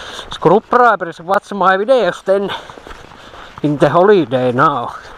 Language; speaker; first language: English; non-native, learner; Finnish